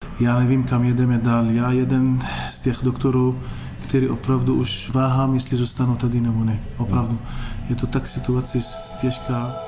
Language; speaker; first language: Czech; non-native, fluent; Arabic